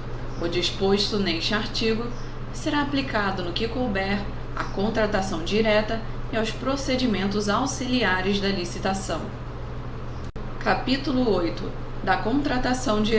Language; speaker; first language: Portuguese; native; Portuguese